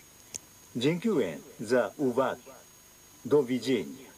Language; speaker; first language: Polish; non-native, learner; Japanese